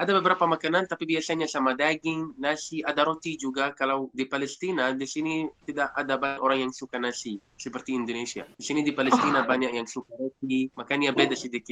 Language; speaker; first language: Indonesian; non-native, fluent; Arabic